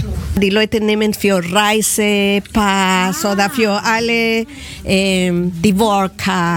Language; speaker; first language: German; non-native, fluent; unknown